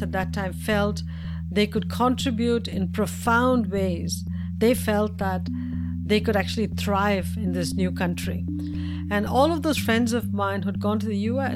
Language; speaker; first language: English; non-native, local second language; Tamil